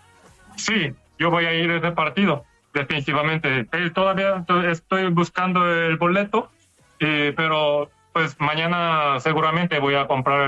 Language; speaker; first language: Spanish; non-native, fluent; Korean